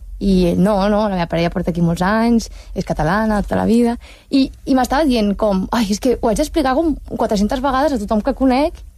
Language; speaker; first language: Catalan; early bilingual, heritage; Catalan